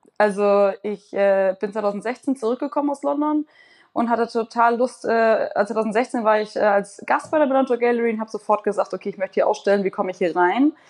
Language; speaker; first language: German; native; German